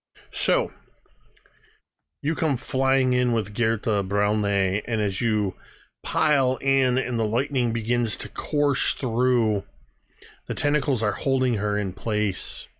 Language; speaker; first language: English; native; English